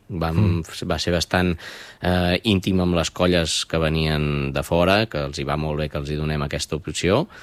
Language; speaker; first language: Catalan; native; Catalan